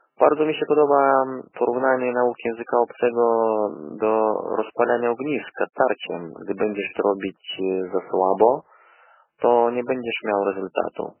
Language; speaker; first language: Polish; non-native, learner; Russian